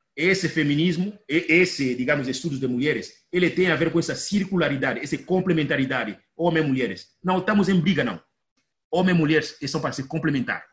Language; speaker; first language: Portuguese; non-native, fluent; Lingala